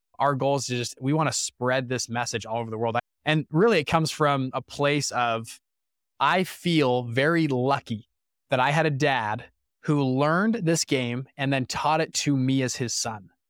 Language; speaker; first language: English; native; English